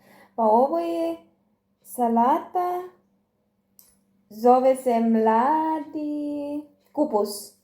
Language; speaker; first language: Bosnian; non-native, learner; Filipino